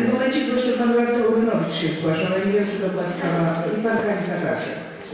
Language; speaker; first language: Polish; native; Polish